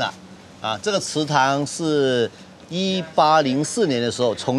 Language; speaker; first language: Chinese; native; Chinese